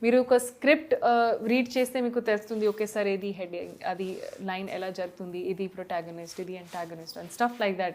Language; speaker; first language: Telugu; non-native, fluent; Hindi